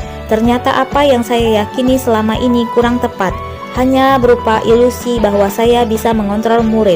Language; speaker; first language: Indonesian; native; Indonesian